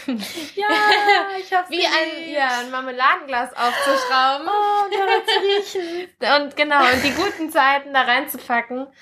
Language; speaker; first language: German; early bilingual, other home language; Spanish